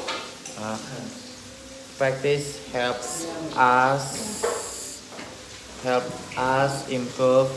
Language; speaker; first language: English; non-native, learner; Indonesian